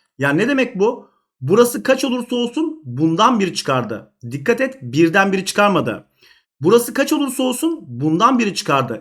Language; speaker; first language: Turkish; native; Turkish